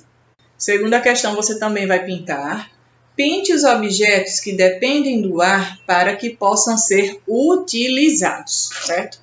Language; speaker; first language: Portuguese; native; Portuguese